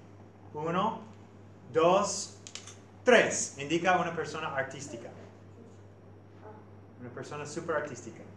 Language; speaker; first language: Spanish; non-native, fluent; English